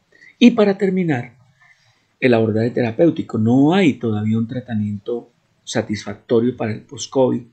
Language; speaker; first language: Spanish; native; Spanish